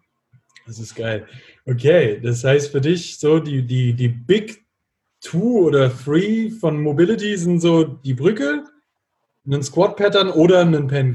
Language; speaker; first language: German; native; German